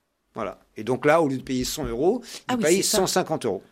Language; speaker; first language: French; native; French